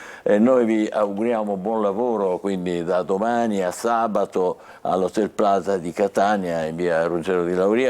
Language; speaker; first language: Italian; native; Italian